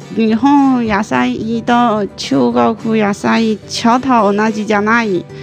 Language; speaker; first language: Japanese; non-native, fluent; Chinese